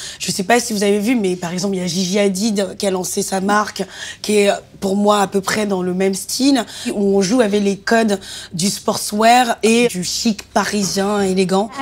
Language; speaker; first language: French; native; French